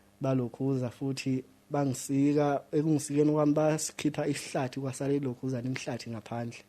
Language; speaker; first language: Zulu; native; Zulu